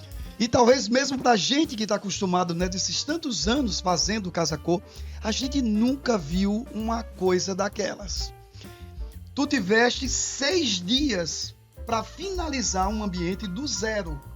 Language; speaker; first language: Portuguese; native; Portuguese